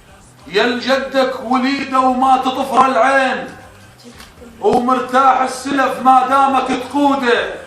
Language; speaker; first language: Arabic; native; Arabic